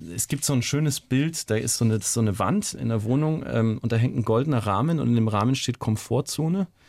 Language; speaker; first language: German; native; German